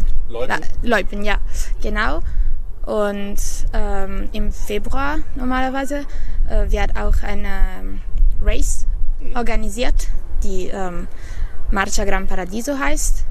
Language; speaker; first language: German; non-native, learner; Italian